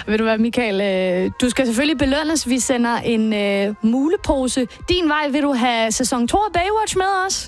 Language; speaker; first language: Danish; native; Danish